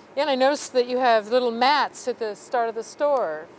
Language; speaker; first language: English; native; English